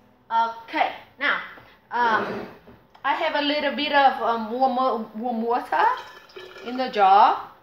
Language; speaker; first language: English; non-native, fluent; Vietnamese